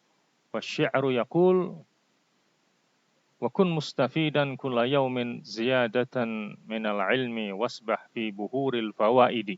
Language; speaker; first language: Arabic; non-native, fluent; Indonesian